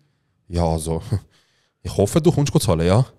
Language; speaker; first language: German; native; German